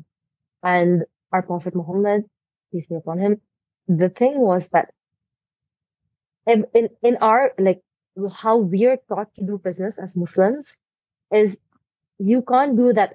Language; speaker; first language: English; non-native, local second language; Hindi